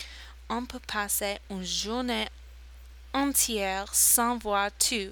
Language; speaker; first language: French; non-native, learner; English